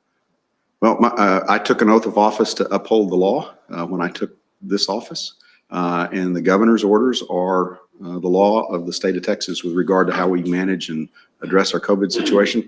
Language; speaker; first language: English; native; English